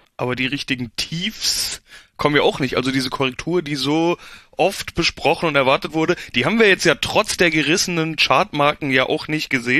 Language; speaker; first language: German; native; German